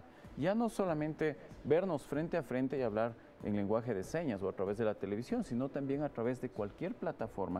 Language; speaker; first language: Spanish; native; Spanish